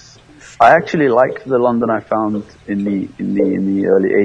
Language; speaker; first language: English; early bilingual, other home language; Somali